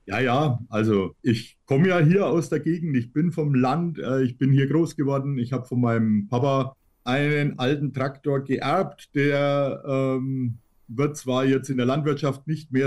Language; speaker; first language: German; native; German